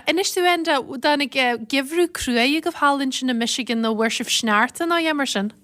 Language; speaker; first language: Irish; native; Irish